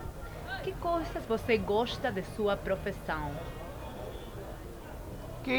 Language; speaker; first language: Portuguese; non-native, fluent; Spanish